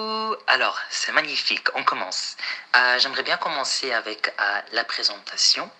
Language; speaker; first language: French; non-native, fluent; Arabic